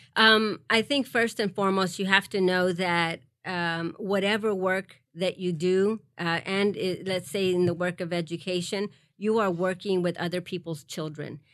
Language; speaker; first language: English; early bilingual, other home language; Spanish